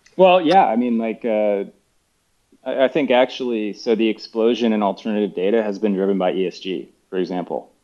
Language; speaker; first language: English; native; English